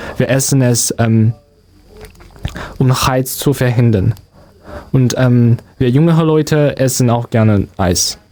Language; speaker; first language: German; non-native, learner; Chinese